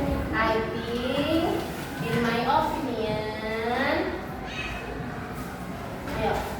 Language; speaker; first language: English; non-native, learner; Indonesian